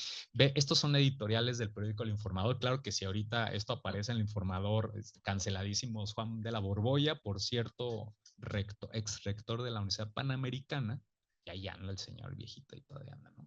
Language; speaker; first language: Spanish; native; Spanish